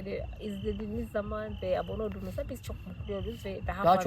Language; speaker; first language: Turkish; non-native, fluent; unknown